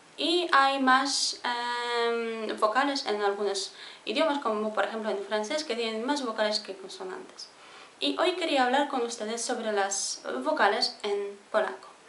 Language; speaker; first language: Spanish; non-native, fluent; Polish